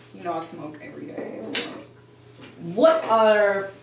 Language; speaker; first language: English; native; English